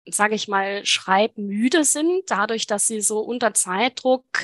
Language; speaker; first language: German; native; German